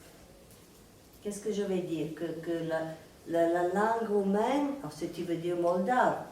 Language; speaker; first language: French; non-native, fluent; Serbian